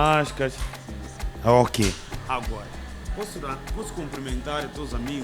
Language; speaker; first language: Portuguese; non-native, learner; Kinyarwanda